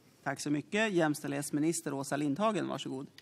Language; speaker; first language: Swedish; native; Swedish